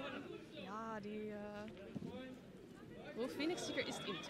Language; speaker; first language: German; non-native, learner; Dutch